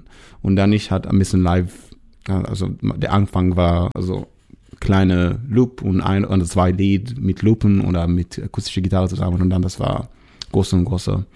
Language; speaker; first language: German; non-native, learner; Hebrew